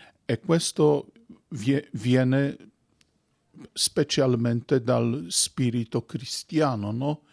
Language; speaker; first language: Italian; non-native, fluent; Polish